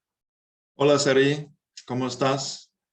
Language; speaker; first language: Spanish; non-native, learner; English